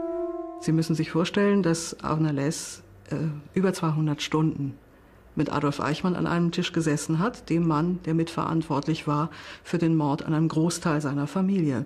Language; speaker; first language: German; native; German